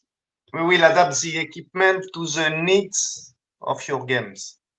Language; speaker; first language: English; non-native, learner; French